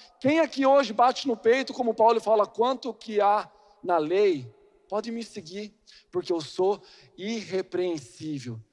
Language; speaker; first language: Portuguese; native; Portuguese